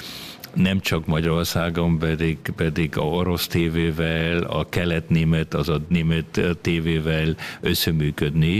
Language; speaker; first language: Hungarian; early bilingual, heritage; Hungarian